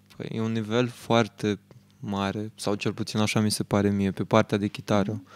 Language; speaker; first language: Romanian; native; Romanian